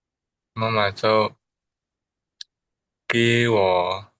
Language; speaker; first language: Chinese; non-native, learner; Burmese